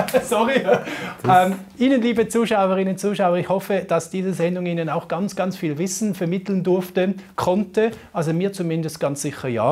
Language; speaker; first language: German; native; German